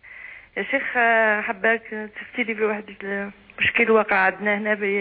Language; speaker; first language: Arabic; native; Arabic